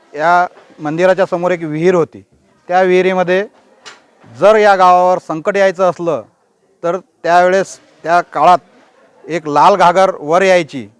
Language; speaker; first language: Marathi; native; Marathi